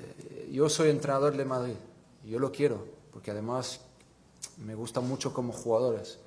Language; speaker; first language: Spanish; non-native, fluent; French